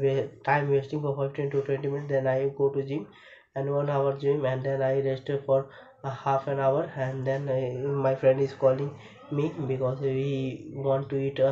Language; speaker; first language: English; non-native, learner; Bangla